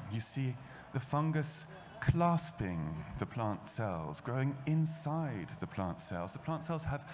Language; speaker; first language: English; native; English